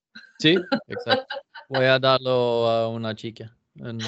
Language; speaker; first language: Spanish; non-native, fluent; Swedish